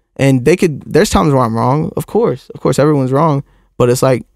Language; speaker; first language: English; native; English